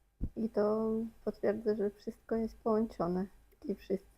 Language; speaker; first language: Polish; non-native, fluent; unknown